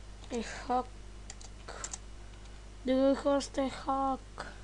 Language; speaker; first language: Bulgarian; native; Bulgarian